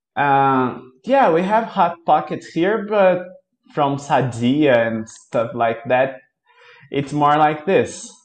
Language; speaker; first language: English; non-native, fluent; Portuguese